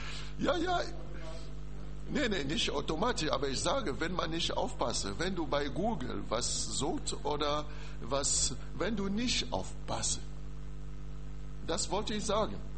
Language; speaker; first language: German; non-native, learner; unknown